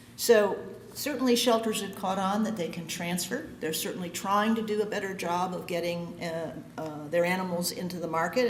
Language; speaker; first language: English; native; English